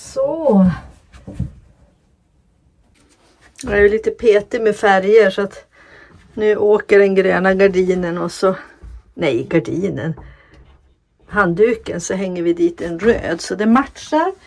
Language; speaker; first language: Swedish; native; Swedish